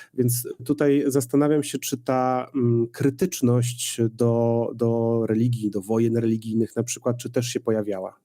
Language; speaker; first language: Polish; native; Polish